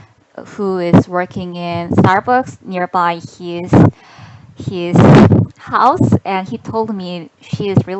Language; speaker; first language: English; non-native, learner; Korean